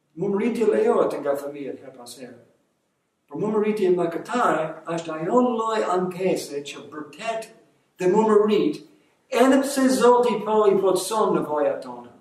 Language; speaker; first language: Albanian; non-native, fluent; English